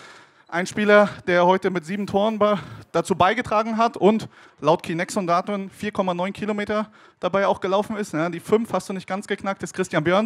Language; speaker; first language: German; native; German